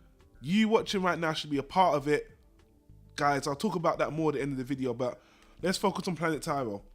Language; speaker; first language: English; native; English